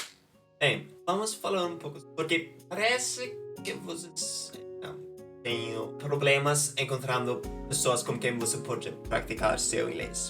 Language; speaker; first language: Portuguese; non-native, fluent; Norwegian